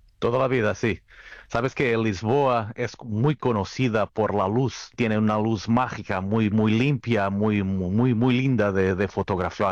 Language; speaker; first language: Spanish; non-native, fluent; Portuguese